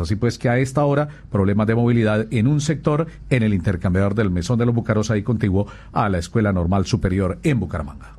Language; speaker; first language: Spanish; native; Spanish